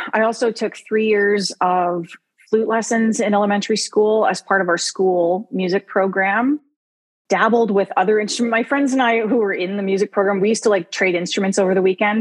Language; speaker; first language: English; native; English